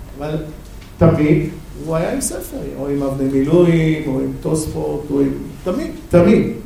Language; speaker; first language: Hebrew; non-native, fluent; English